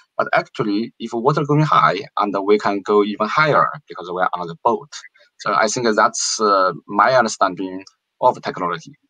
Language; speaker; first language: English; non-native, fluent; Chinese